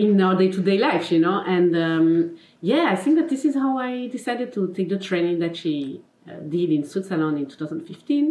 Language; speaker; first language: English; non-native, fluent; French